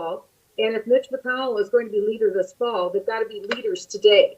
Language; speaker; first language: English; native; English